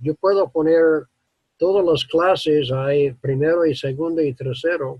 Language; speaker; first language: Spanish; non-native, learner; English